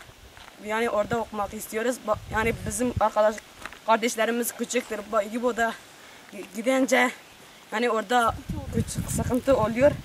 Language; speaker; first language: Turkish; non-native, local second language; Kurdish